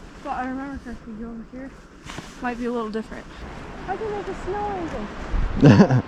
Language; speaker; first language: English; native; English